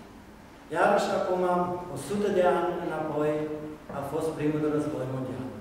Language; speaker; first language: Romanian; non-native, local second language; German